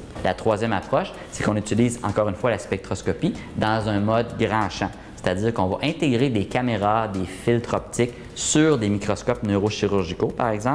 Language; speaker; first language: French; native; French